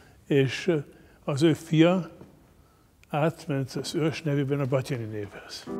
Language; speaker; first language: Hungarian; non-native, learner; German